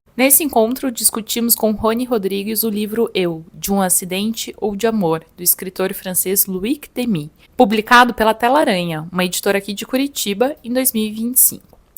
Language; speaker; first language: Portuguese; native; Portuguese